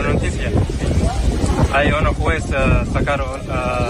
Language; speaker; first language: Spanish; non-native, learner; Arabic